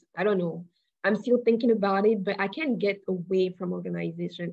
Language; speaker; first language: English; non-native, local second language; French